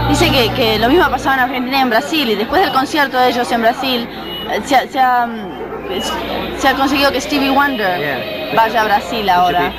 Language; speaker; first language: Spanish; native; Spanish